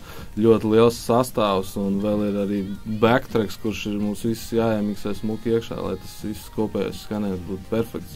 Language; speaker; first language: Latvian; native; Latvian